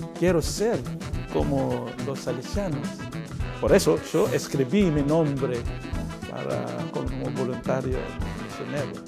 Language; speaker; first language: Spanish; non-native, learner; Filipino